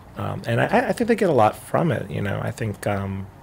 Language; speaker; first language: English; native; English